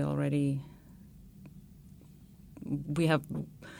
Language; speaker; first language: English; non-native, fluent; Ukrainian